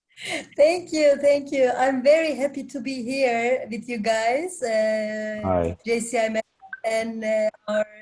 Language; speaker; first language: English; non-native, fluent; Turkish